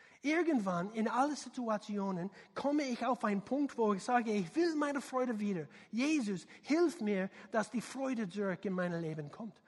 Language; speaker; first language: German; non-native, learner; English